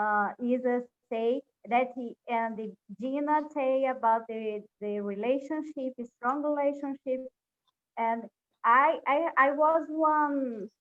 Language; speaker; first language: English; non-native, learner; Portuguese